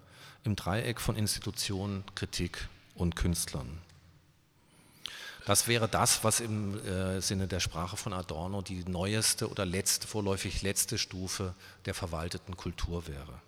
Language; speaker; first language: German; native; German